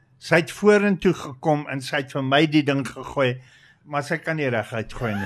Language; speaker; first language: Afrikaans; non-native, local second language; English